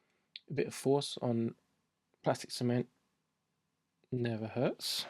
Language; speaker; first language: English; native; English